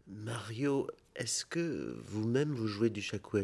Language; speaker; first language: French; native; French